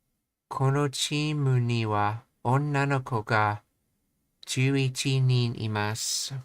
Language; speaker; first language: Japanese; non-native, learner; English